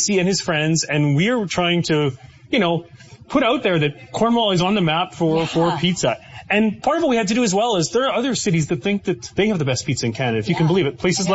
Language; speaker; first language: English; native; English